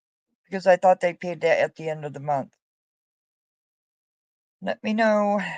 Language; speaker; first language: English; native; English